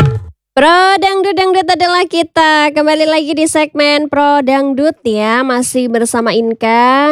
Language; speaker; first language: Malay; non-native, local second language; Javanese